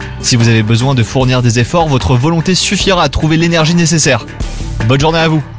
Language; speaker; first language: French; native; French